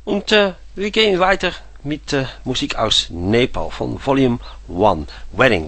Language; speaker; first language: German; non-native, fluent; Dutch